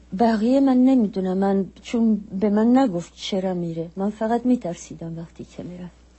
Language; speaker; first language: Persian; non-native, fluent; Czech